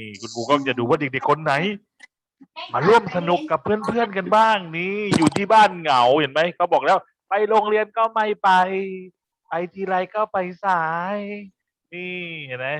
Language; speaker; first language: Thai; native; Thai